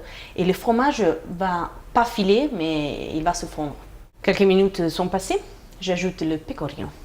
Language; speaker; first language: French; non-native, fluent; Italian